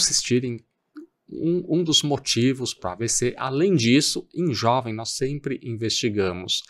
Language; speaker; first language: Portuguese; native; Portuguese